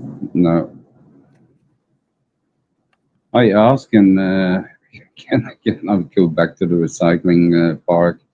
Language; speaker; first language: English; non-native, learner; Dutch